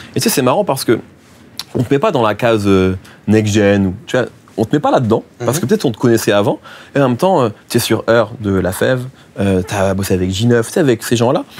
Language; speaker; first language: French; native; French